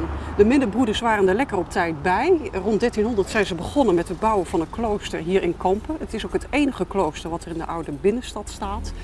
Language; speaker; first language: Dutch; native; Dutch